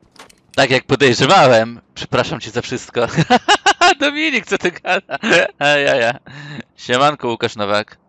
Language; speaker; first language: Polish; native; Polish